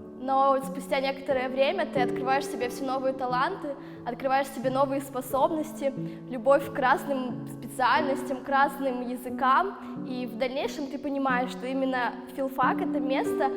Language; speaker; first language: Russian; native; Russian